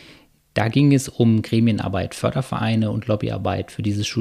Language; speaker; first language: German; native; German